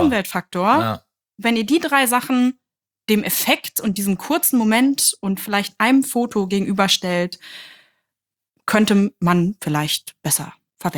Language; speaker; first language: German; native; German